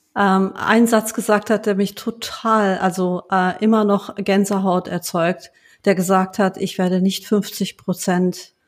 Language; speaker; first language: German; early bilingual, other home language; Turkish